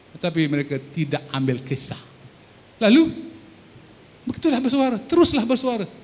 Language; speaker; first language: Malay; native; Malay